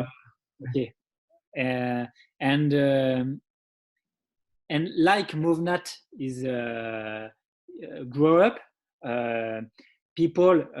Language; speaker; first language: English; non-native, learner; French